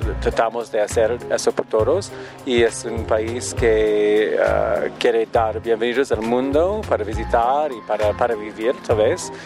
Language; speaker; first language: Spanish; non-native, learner; English